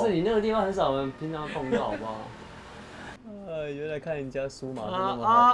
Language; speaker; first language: Chinese; native; Chinese